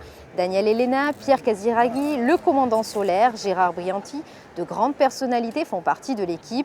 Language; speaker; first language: French; native; French